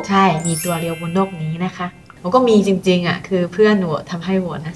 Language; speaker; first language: Thai; non-native, fluent; Chinese